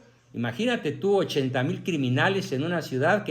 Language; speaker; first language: Spanish; native; Spanish